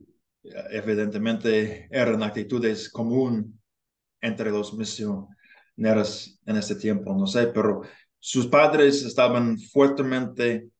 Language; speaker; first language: Spanish; non-native, learner; English